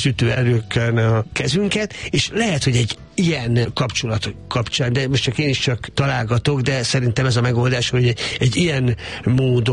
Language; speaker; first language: Hungarian; native; Hungarian